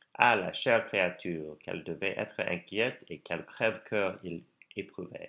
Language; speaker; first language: French; non-native, learner; English